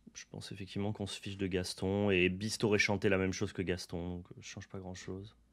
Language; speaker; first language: French; native; French